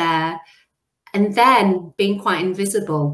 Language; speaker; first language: English; native; English